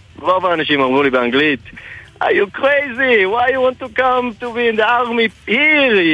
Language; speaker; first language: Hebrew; non-native, fluent; English